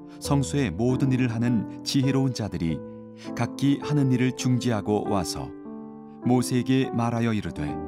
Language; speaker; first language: Korean; native; Korean